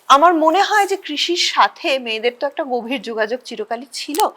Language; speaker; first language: Bangla; native; Bangla